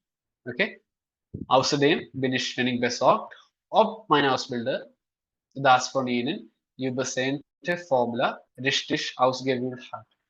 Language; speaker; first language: German; non-native, fluent; Malayalam